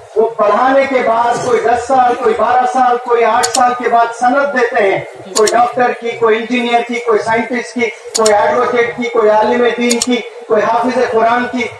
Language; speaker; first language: Urdu; native; Urdu